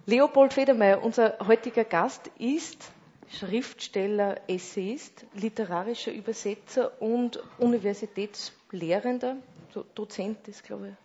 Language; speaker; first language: German; native; German